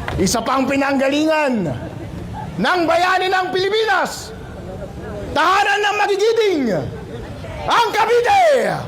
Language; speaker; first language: Filipino; non-native, local second language; Iloko